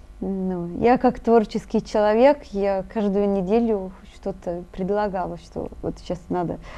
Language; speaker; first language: Russian; non-native, fluent; Italian